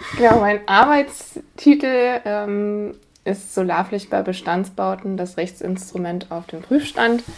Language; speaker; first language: German; native; German